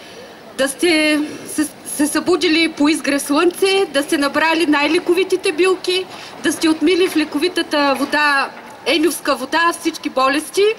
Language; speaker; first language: Bulgarian; native; Bulgarian